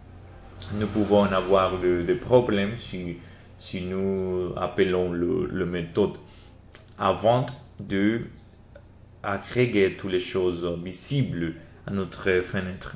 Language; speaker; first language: French; non-native, learner; Spanish